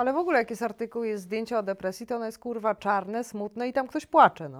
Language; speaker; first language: Polish; native; Polish